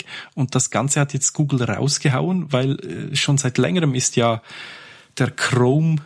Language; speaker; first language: German; native; German